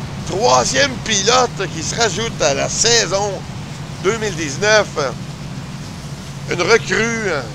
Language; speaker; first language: French; native; French